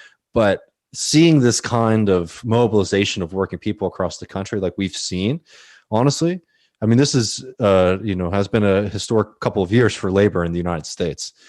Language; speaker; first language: English; native; English